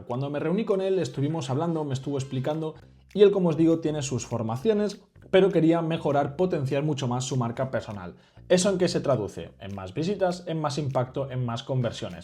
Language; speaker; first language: Spanish; native; Spanish